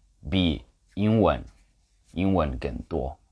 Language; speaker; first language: Chinese; non-native, learner; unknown